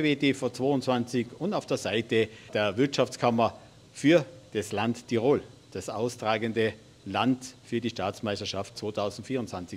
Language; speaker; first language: German; native; German